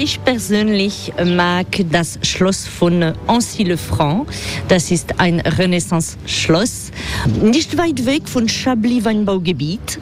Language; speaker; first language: German; non-native, fluent; French